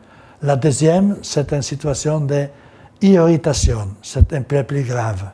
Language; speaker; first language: French; non-native, learner; Italian